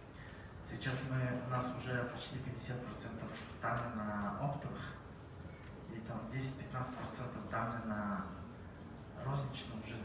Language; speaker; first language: Russian; non-native, learner; Mongolian